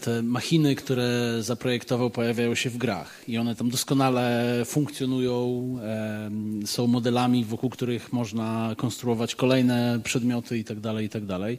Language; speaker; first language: Polish; native; Polish